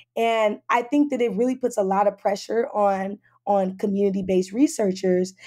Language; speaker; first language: English; native; English